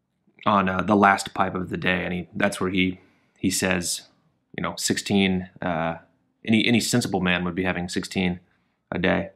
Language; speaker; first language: English; native; English